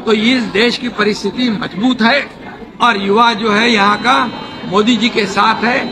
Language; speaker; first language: Hindi; non-native, local second language; Marathi